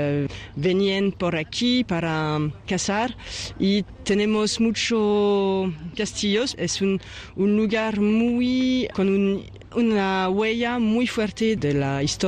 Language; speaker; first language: Spanish; non-native, fluent; French